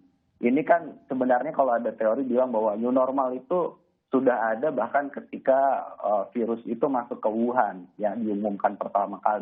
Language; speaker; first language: Indonesian; native; Indonesian